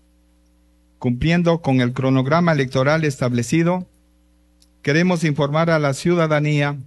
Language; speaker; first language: Spanish; native; Spanish